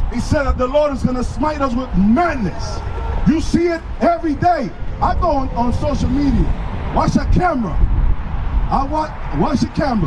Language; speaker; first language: English; early bilingual, other home language; Spanish